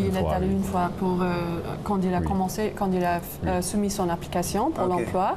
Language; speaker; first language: French; non-native, local second language; English